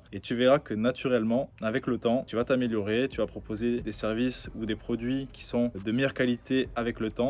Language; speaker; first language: French; native; French